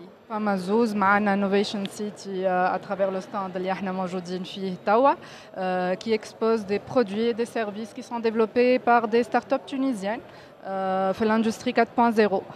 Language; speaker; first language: Arabic; native; Arabic